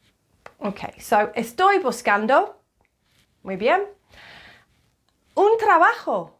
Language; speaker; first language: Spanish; non-native, learner; English